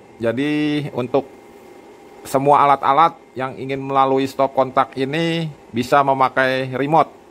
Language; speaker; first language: Indonesian; native; Indonesian